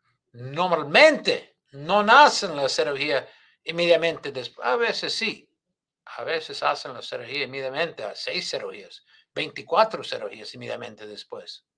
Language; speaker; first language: Spanish; non-native, learner; English